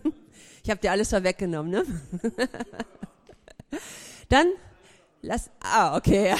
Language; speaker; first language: German; native; German